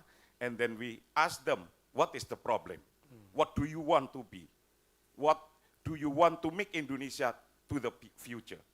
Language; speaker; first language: English; non-native, fluent; Indonesian